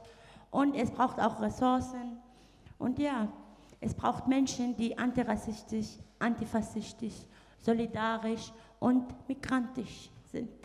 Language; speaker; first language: German; non-native, fluent; Arabic